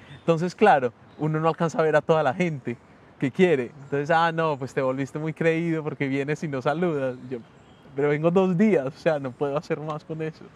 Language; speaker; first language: Spanish; native; Spanish